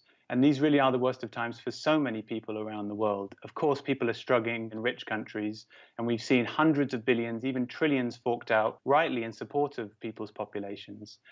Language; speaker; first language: English; native; English